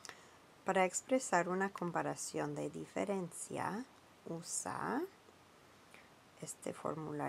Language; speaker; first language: Spanish; non-native, fluent; English